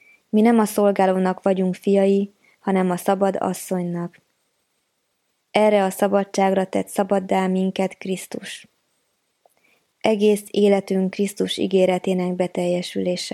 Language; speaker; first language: Hungarian; native; Hungarian